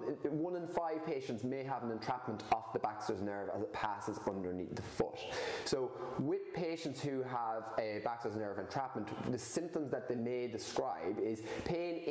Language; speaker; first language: English; native; English